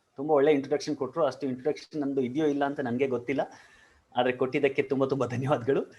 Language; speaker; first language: Kannada; non-native, local second language; Marwari